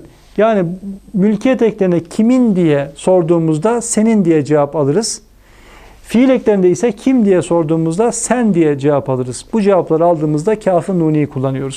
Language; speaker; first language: Turkish; native; Turkish